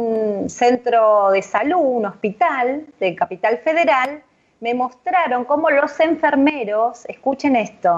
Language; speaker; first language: Spanish; native; Spanish